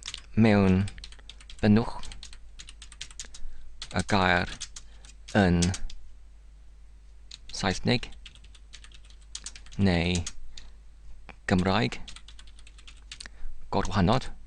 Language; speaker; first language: Welsh; non-native, learner; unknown